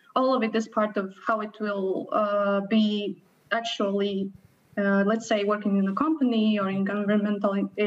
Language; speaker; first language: English; non-native, fluent; Latvian